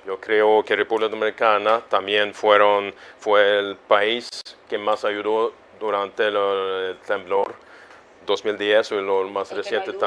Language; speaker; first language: Spanish; non-native, fluent; Swedish